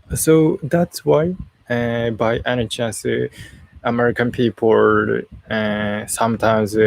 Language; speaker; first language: English; non-native, learner; Japanese